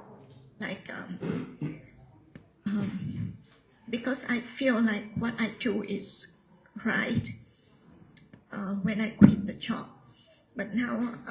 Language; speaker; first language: English; non-native, learner; Vietnamese